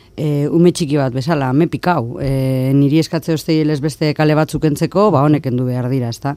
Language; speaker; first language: Basque; native; Basque